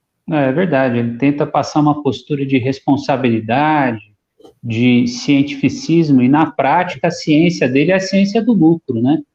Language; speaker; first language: Portuguese; native; Portuguese